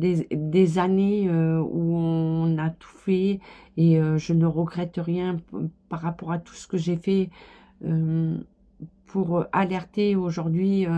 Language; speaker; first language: French; native; French